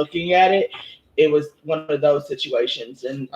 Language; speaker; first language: English; native; English